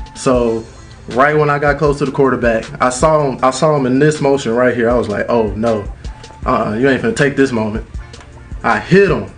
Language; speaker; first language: English; native; English